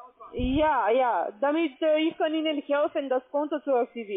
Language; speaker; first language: German; non-native, learner; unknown